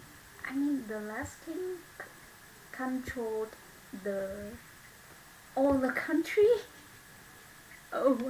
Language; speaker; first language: English; non-native, learner; Vietnamese